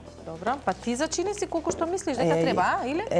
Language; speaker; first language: Macedonian; native; Macedonian